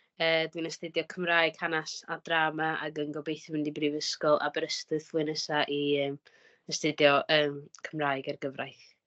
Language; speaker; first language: Welsh; native; Welsh